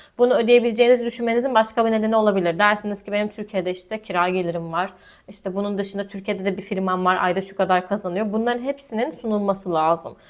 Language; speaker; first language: Turkish; native; Turkish